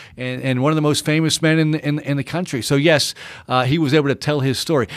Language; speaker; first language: English; native; English